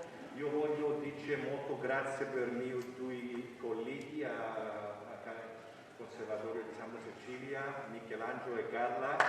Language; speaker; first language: Italian; non-native, learner; Greek